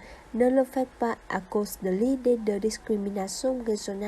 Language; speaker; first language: French; non-native, fluent; Vietnamese